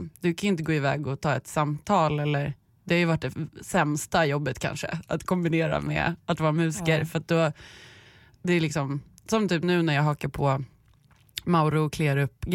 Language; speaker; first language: Swedish; native; Swedish